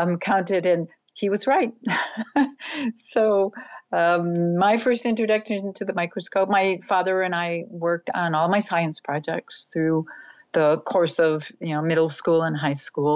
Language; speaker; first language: English; native; English